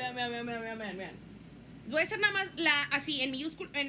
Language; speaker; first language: Spanish; native; Spanish